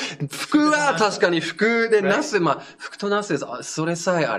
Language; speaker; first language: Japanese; non-native, learner; English